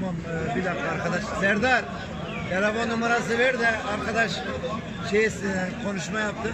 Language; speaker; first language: Turkish; native; Turkish